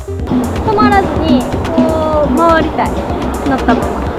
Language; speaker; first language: Japanese; native; Japanese